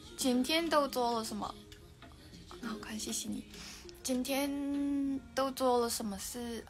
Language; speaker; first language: Chinese; non-native, learner; Mongolian